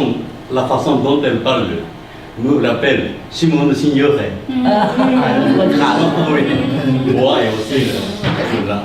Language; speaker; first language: French; non-native, learner; Japanese